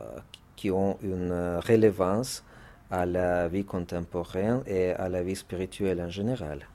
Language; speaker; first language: French; non-native, fluent; Russian